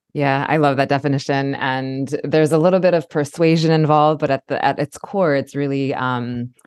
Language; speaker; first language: English; native; English